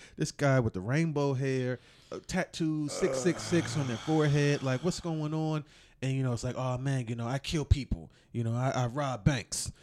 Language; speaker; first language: English; native; English